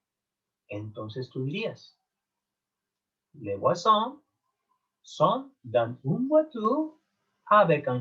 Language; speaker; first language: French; non-native, learner; Spanish